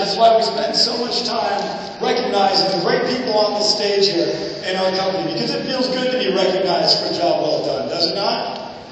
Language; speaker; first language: English; native; English